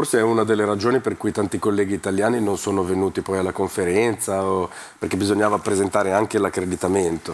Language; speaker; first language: Italian; non-native, fluent; Ukrainian